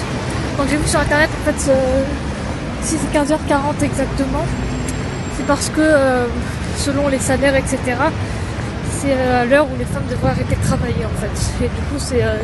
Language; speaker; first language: French; native; French